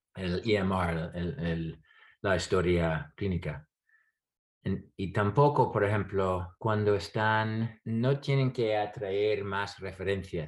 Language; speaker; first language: Spanish; non-native, fluent; English